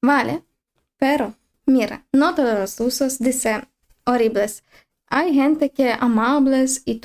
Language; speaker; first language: Spanish; non-native, learner; Ukrainian